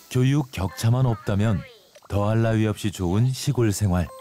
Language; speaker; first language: Korean; native; Korean